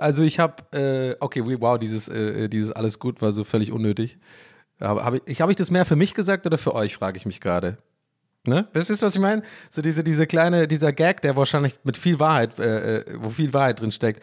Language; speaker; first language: German; native; German